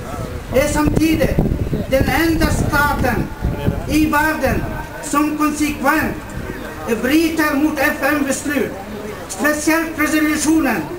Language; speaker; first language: Swedish; non-native, fluent; Arabic